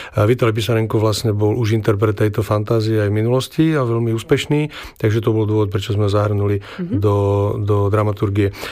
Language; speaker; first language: Slovak; native; Slovak